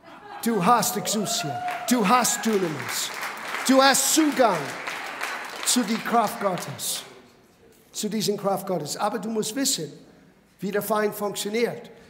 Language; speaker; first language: German; non-native, fluent; English